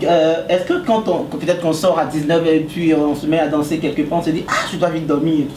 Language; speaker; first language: French; native; French